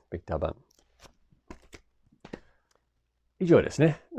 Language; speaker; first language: Japanese; non-native, fluent; English